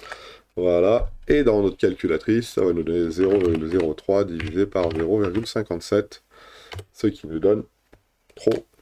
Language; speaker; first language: French; native; French